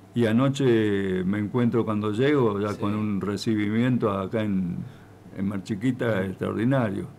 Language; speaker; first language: Spanish; native; Spanish